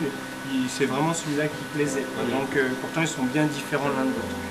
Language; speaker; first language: French; native; French